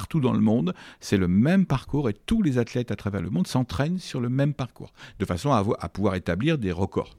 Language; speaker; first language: French; native; French